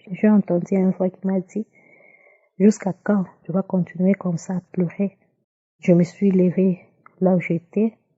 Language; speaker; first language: French; non-native, local second language; Lingala